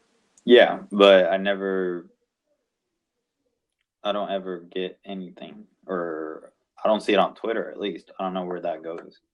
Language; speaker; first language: English; non-native, local second language; Spanish